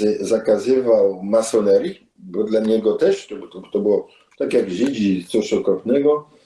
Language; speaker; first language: Polish; early bilingual, heritage; Polish